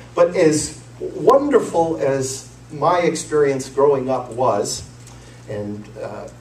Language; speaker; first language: English; native; English